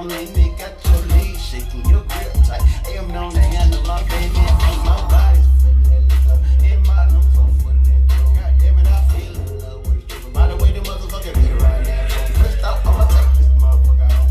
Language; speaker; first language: English; native; English